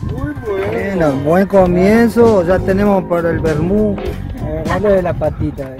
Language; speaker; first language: Spanish; native; Spanish